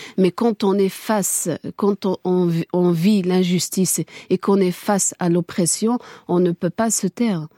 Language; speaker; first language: French; non-native, local second language; Kabyle